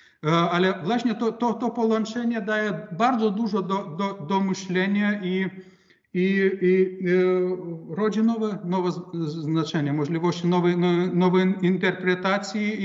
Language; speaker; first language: Polish; non-native, fluent; Lithuanian